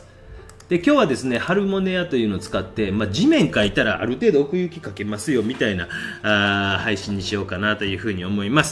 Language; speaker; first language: Japanese; native; Japanese